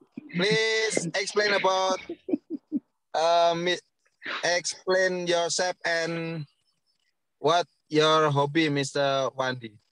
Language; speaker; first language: English; non-native, learner; Indonesian